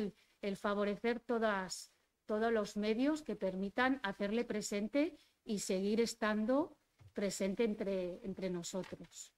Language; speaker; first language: Spanish; native; Spanish